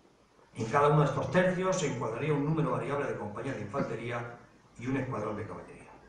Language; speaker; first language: Spanish; native; Spanish